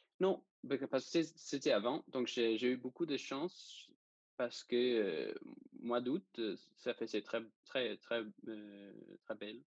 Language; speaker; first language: French; non-native, fluent; Danish